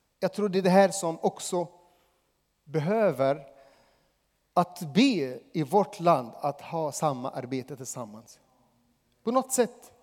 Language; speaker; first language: Swedish; non-native, fluent; Arabic